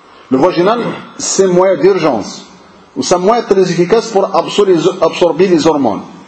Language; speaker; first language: French; non-native, local second language; Arabic